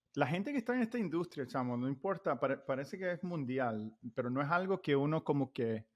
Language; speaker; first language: Spanish; native; Spanish